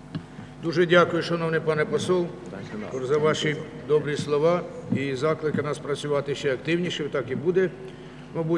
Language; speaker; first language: Ukrainian; native; Ukrainian